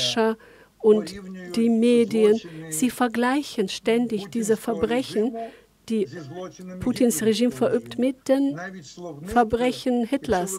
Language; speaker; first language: German; non-native, fluent; Ukrainian